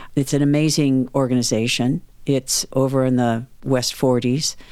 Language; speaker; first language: English; native; English